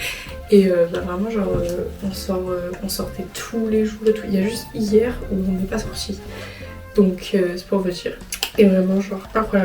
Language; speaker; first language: French; native; French